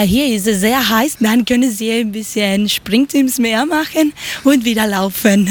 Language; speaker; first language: German; non-native, learner; Spanish